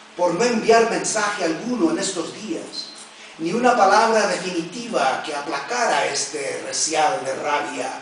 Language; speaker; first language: Spanish; early bilingual, heritage; Spanish